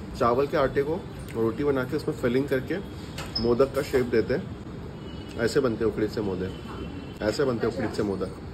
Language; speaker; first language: Hindi; native; Hindi